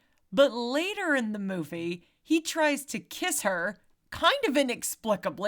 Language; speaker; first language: English; native; English